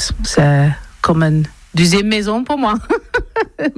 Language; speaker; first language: French; non-native, learner; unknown